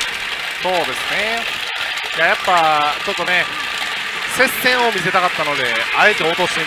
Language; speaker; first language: Japanese; native; Japanese